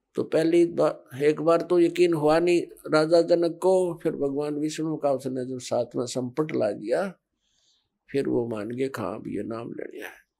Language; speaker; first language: Hindi; native; Hindi